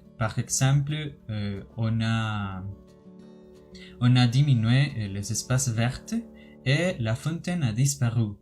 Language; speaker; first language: French; non-native, learner; Spanish